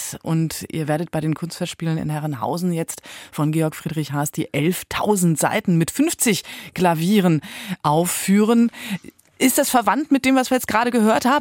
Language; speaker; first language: German; native; German